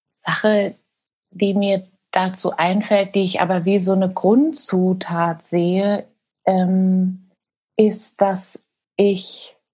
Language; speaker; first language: German; native; German